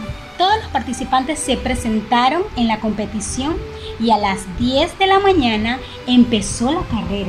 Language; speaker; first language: Spanish; native; Spanish